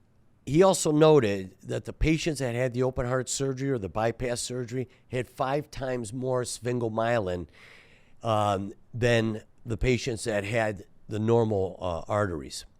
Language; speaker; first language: English; native; English